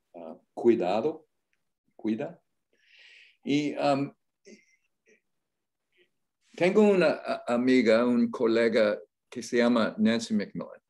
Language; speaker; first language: Spanish; non-native, learner; English